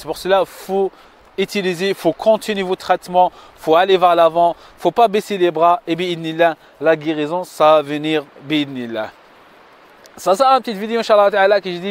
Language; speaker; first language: French; non-native, fluent; Arabic